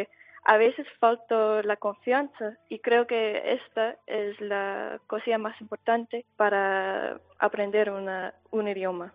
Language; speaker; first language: Spanish; non-native, learner; English